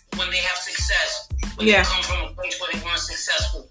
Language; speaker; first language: English; native; English